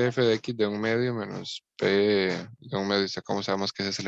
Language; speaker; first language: Spanish; native; Spanish